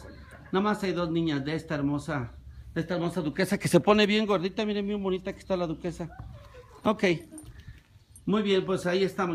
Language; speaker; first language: Spanish; native; Spanish